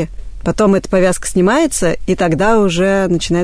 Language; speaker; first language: Russian; native; Russian